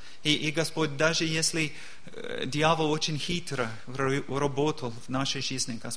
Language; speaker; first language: Russian; non-native, learner; English